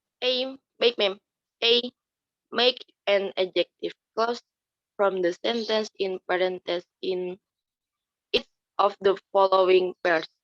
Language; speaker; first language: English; non-native, learner; Indonesian